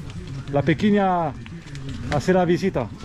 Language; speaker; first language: Spanish; non-native, learner; French